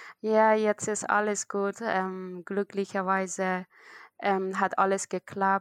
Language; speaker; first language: German; non-native, learner; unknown